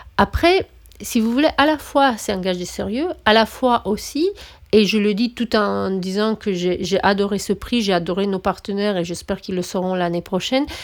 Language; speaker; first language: French; non-native, fluent; Romanian